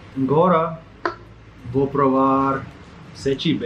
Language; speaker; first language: Portuguese; non-native, learner; English